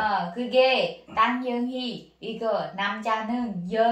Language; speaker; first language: Korean; non-native, learner; Vietnamese